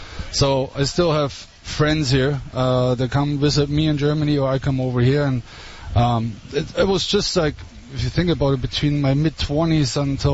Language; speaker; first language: English; non-native, fluent; German